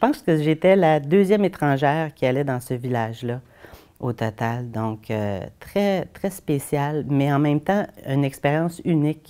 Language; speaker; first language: French; native; French